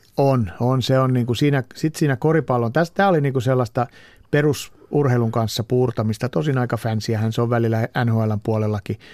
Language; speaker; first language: Finnish; native; Finnish